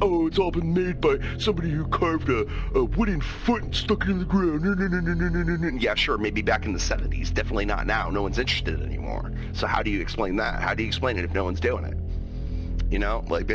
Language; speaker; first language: English; native; English